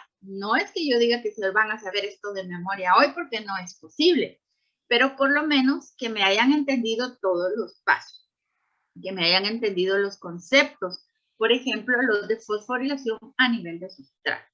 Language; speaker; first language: Spanish; native; Spanish